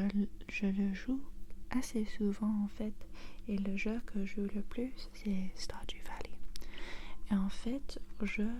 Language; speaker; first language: French; non-native, fluent; English